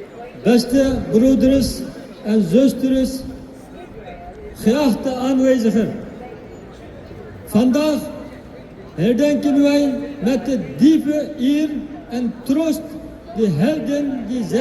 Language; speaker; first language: Dutch; non-native, fluent; Uyghur